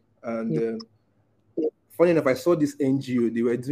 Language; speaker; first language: English; non-native, local second language; Igbo